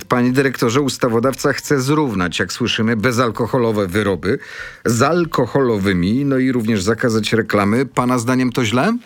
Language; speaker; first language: Polish; native; Polish